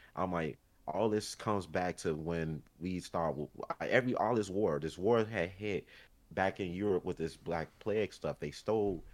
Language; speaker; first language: English; early bilingual, other home language; Haitian Creole